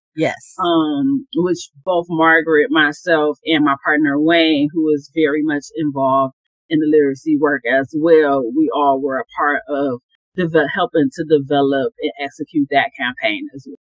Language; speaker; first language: English; native; English